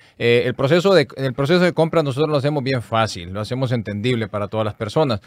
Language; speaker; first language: Spanish; native; Spanish